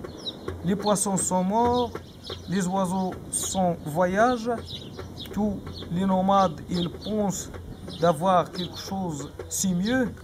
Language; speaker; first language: French; non-native, learner; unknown